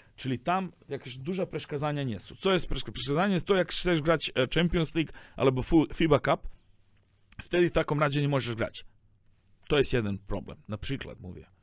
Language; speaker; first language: Polish; non-native, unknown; Serbian